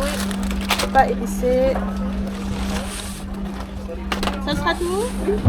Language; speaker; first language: French; non-native, fluent; Thai